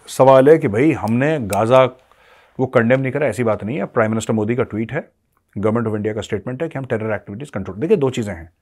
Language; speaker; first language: Hindi; native; Hindi